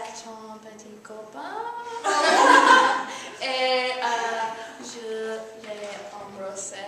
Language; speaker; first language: French; non-native, learner; English